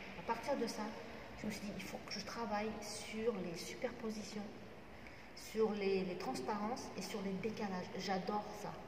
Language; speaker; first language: French; non-native, local second language; Arabic